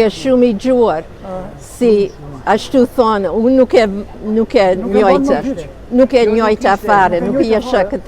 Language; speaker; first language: Albanian; early bilingual, heritage; Albanian